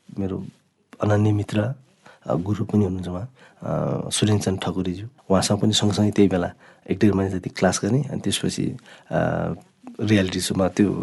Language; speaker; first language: Nepali; non-native, local second language; Sherpa